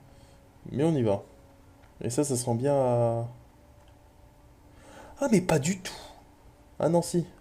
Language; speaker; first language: French; native; French